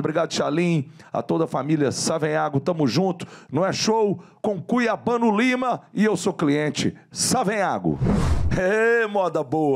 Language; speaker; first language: Portuguese; native; Portuguese